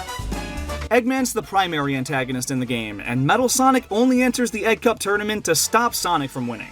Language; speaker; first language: English; native; English